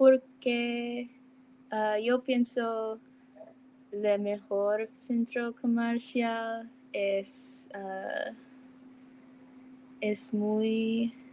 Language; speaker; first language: Spanish; non-native, learner; English